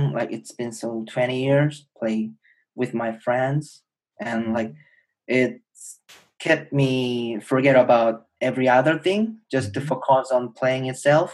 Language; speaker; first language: English; non-native, fluent; Korean